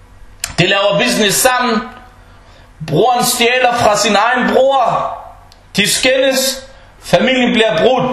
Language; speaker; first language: Danish; early bilingual, other home language; Arabic